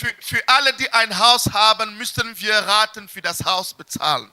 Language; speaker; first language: German; non-native, fluent; French